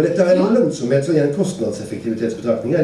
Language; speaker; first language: Norwegian; native; Norwegian